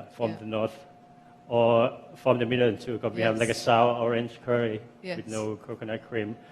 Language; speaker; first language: English; non-native, fluent; Thai